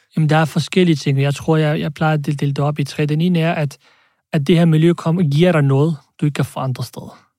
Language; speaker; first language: Danish; early bilingual, other home language; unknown